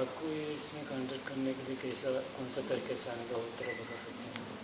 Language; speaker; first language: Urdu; non-native, learner; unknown